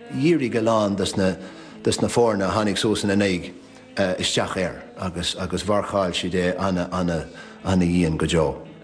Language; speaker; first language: Irish; native; Irish